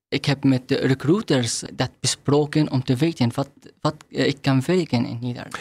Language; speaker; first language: Dutch; non-native, learner; Arabic